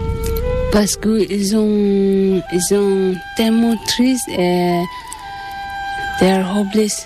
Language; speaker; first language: French; non-native, learner; Tibetan